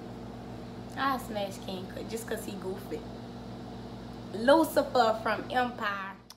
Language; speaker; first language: English; native; English